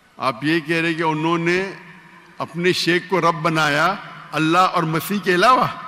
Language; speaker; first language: Urdu; non-native, local second language; Konkani